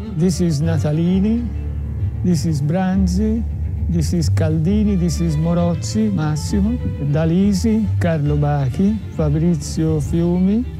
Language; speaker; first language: English; non-native, fluent; Italian